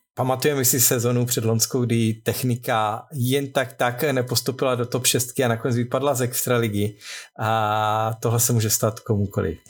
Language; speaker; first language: Czech; native; Czech